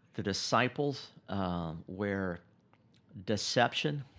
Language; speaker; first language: English; native; English